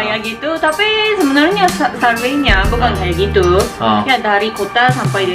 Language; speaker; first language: Indonesian; non-native, learner; Japanese